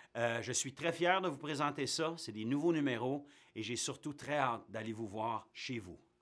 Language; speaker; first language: French; native; French